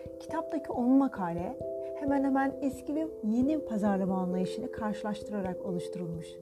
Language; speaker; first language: Turkish; native; Turkish